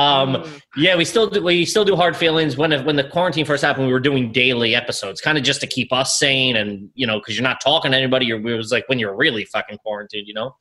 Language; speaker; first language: English; native; English